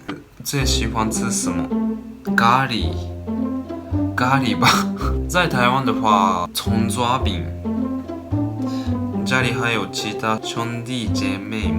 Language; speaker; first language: Chinese; non-native, fluent; Japanese